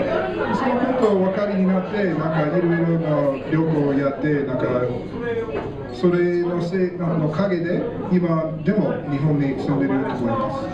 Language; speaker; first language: Japanese; non-native, learner; English